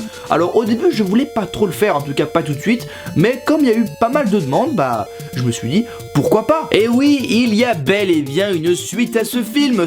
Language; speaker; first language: French; native; French